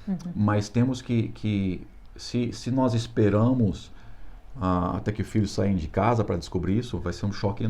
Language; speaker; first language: Portuguese; non-native, fluent; English